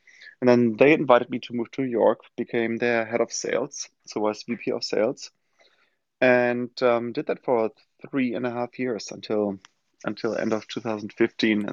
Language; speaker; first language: English; non-native, fluent; German